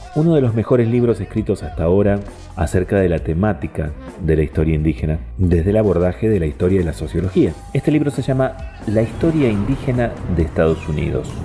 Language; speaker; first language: Spanish; native; Spanish